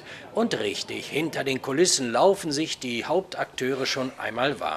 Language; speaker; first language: German; native; German